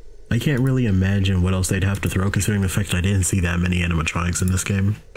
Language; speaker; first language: English; native; English